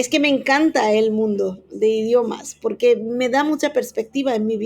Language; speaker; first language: Spanish; non-native, fluent; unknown